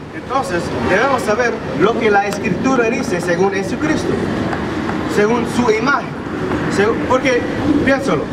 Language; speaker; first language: Spanish; non-native, fluent; English